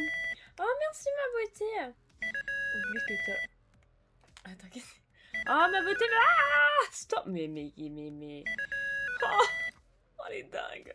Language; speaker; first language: French; native; French